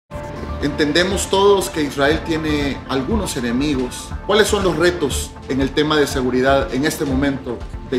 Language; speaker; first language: Spanish; native; Spanish